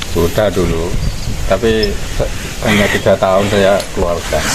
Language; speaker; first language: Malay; non-native, local second language; Javanese